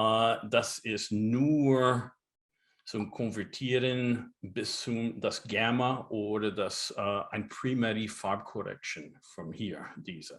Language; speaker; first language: German; non-native, learner; English